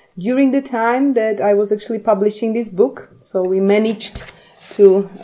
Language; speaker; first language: English; non-native, fluent; Czech